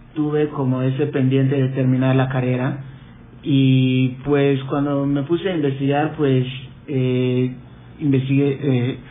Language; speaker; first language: Spanish; non-native, fluent; English